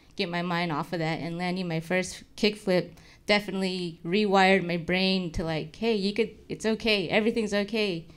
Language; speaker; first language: English; native; English